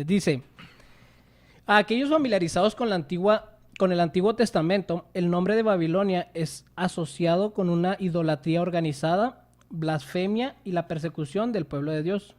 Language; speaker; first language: Spanish; native; Spanish